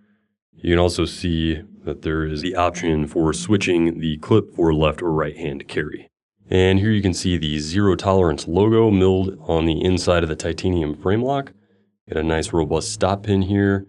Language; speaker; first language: English; native; English